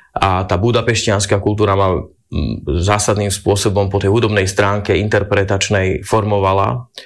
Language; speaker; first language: Slovak; native; Slovak